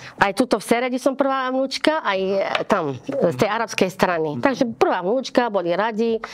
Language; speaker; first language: Slovak; early bilingual, heritage; Slovak